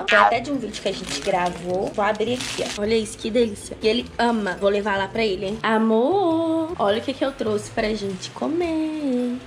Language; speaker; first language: Portuguese; native; Portuguese